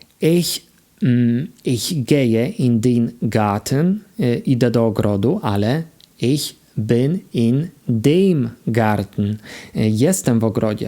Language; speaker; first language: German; non-native, fluent; Polish